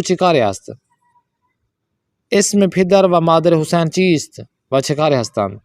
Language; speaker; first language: Persian; non-native, fluent; Urdu